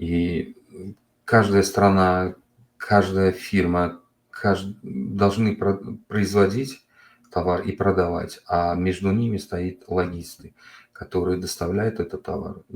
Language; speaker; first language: Russian; non-native, local second language; Uzbek